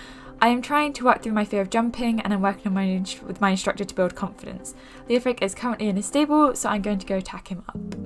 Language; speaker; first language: English; native; English